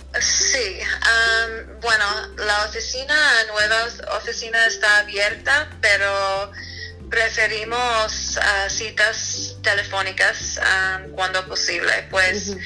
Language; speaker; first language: Spanish; non-native, fluent; English